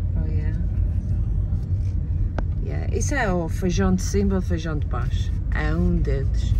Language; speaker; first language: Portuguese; early bilingual, heritage; English